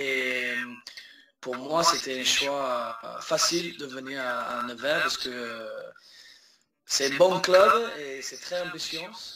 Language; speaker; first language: French; early bilingual, heritage; English